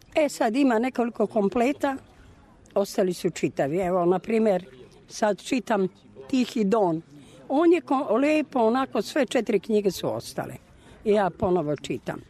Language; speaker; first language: Serbian; native; Serbian